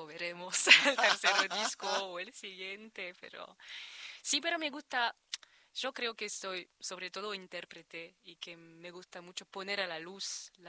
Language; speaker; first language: Spanish; non-native, fluent; French